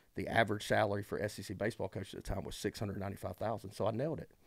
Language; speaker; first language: English; native; English